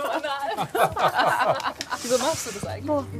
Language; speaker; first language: German; native; German